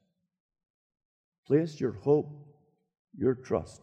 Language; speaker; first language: English; native; English